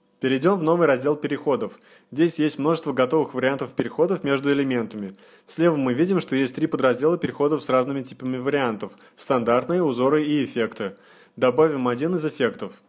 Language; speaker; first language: Russian; native; Russian